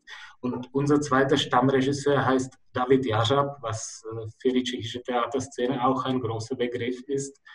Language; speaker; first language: German; non-native, fluent; Czech